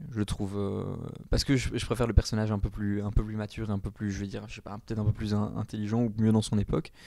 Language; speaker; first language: French; native; French